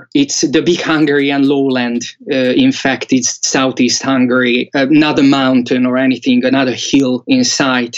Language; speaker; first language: English; non-native, fluent; Hungarian